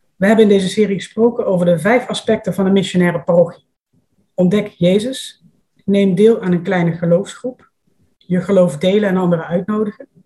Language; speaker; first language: Dutch; native; Dutch